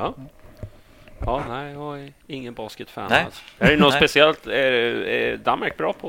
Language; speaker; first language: Swedish; native; Swedish